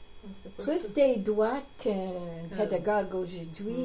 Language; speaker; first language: French; non-native, learner; English